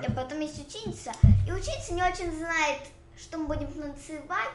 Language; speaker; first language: Russian; early bilingual, heritage; Russian